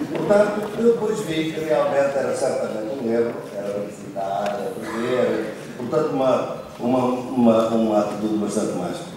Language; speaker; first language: Portuguese; native; Portuguese